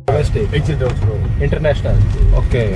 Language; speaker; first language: English; non-native, local second language; Kannada